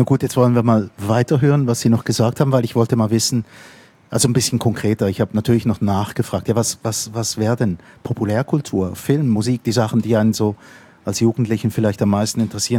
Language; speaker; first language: German; native; German